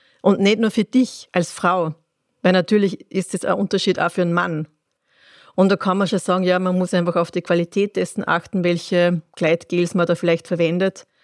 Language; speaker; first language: German; native; German